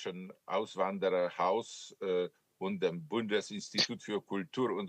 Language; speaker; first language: German; non-native, fluent; Polish